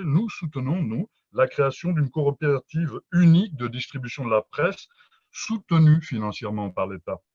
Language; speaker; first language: French; native; French